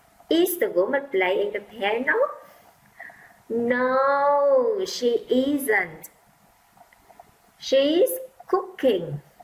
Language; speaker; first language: English; non-native, fluent; Vietnamese